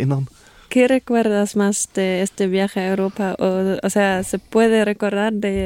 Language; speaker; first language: Spanish; non-native, fluent; German